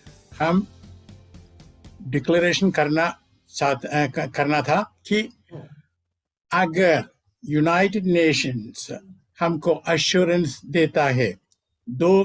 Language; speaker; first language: Hindi; non-native, local second language; Malayalam